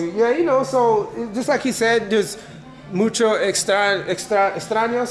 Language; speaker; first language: English; native; English